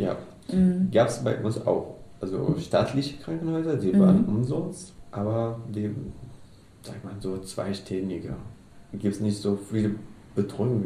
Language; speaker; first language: German; non-native, learner; Arabic